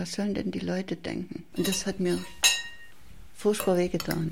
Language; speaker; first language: German; native; German